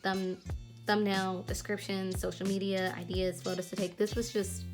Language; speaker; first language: English; native; English